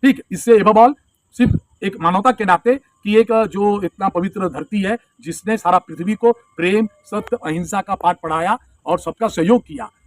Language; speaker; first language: Hindi; non-native, local second language; Bangla